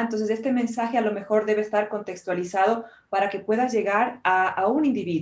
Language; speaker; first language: Spanish; native; Spanish